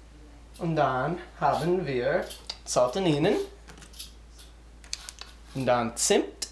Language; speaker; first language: German; non-native, learner; English